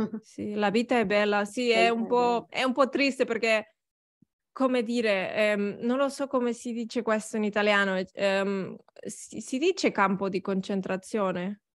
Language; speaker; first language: Italian; non-native, learner; Catalan